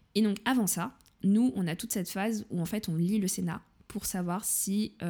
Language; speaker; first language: French; native; French